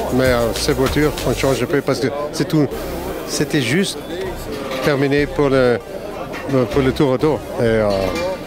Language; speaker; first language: French; non-native, fluent; German